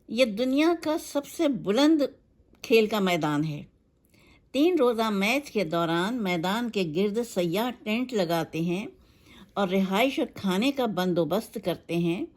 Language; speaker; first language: Urdu; native; Urdu